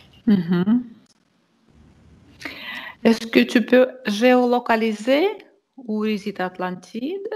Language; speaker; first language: French; non-native, fluent; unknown